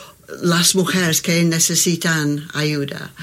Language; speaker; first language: Spanish; non-native, learner; English